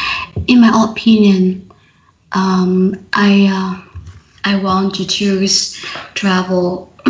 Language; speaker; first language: English; non-native, learner; Vietnamese